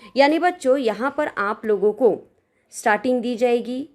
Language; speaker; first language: Hindi; non-native, local second language; Marathi